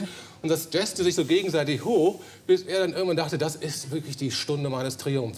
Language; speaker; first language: German; native; German